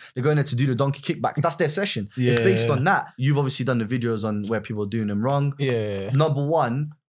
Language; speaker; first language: English; native; English